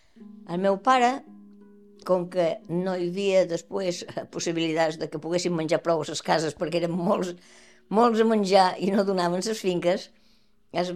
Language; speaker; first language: Catalan; native; Catalan